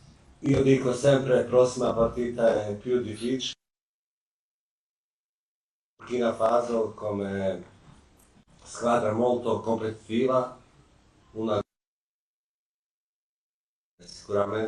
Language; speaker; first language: Italian; non-native, fluent; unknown